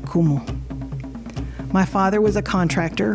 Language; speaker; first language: English; native; English